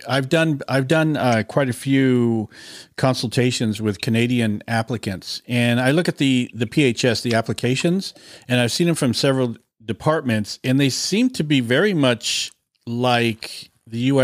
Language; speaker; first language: English; native; English